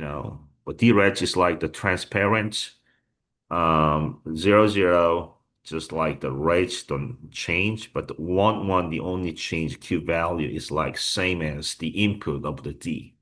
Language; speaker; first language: English; non-native, fluent; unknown